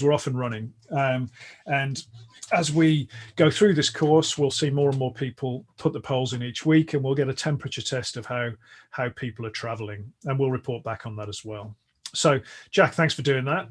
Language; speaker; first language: English; native; English